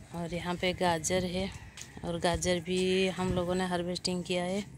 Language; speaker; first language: Hindi; non-native, local second language; Odia